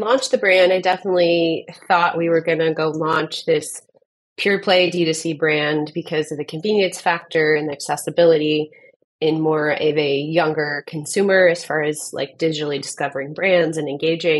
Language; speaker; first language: English; native; English